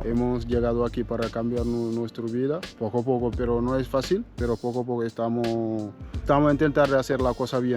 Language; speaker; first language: Spanish; non-native, fluent; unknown